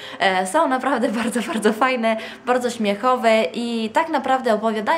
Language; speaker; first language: Polish; non-native, fluent; Italian